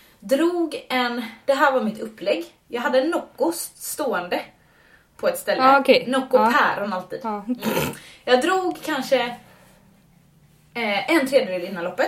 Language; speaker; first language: Swedish; native; Swedish